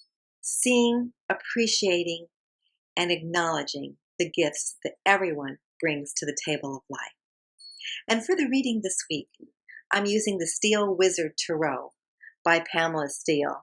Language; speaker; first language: English; native; English